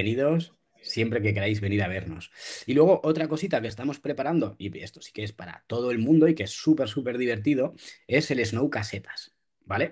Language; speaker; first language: Spanish; native; Spanish